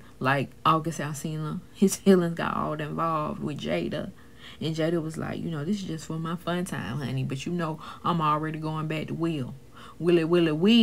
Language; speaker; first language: English; native; English